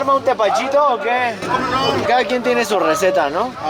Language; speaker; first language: Spanish; native; Spanish